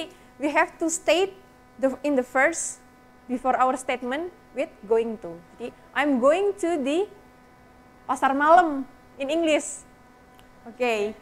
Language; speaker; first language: English; non-native, learner; Indonesian